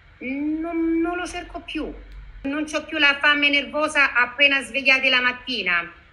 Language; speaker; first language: Italian; native; Italian